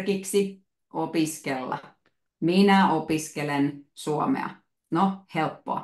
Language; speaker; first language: Finnish; native; Finnish